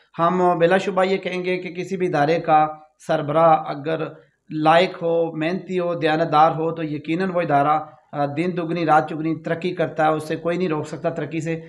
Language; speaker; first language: Urdu; non-native, local second language; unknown